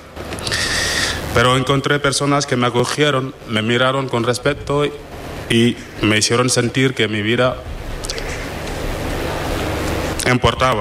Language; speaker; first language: Spanish; non-native, fluent; Wolof